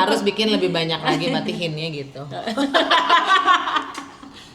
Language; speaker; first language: Indonesian; native; Indonesian